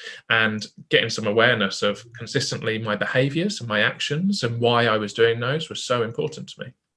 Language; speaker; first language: English; native; English